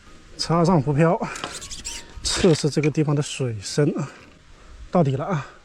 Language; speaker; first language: Chinese; native; Chinese